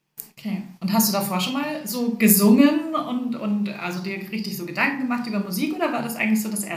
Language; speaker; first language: German; native; German